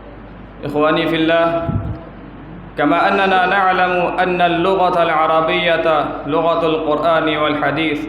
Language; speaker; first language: Arabic; non-native, fluent; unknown